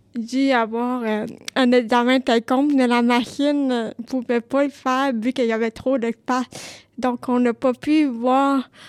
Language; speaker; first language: French; native; French